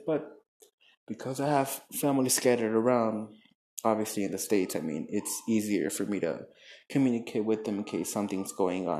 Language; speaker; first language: English; native; English